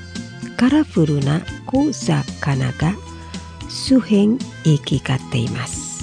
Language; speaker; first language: Japanese; non-native, fluent; Indonesian